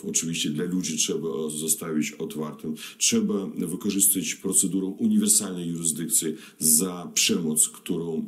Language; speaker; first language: Polish; non-native, fluent; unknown